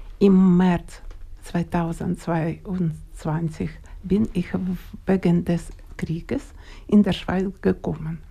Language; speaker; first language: German; non-native, learner; Russian